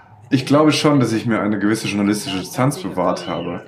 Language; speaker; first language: German; native; German